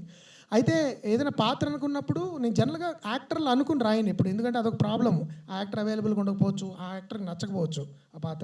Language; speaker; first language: Telugu; native; Telugu